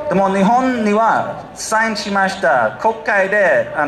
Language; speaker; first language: Japanese; non-native, learner; English